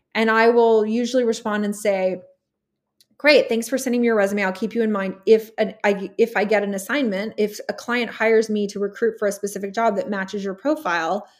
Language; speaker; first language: English; native; English